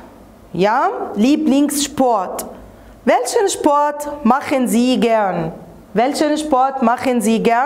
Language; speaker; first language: German; non-native, fluent; Arabic